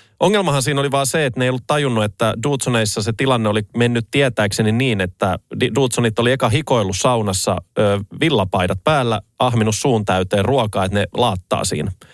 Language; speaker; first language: Finnish; native; Finnish